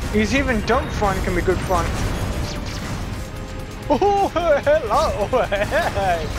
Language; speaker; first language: English; native; English